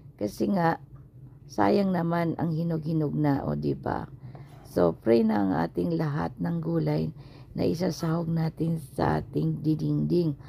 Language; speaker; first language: Filipino; non-native, local second language; Cebuano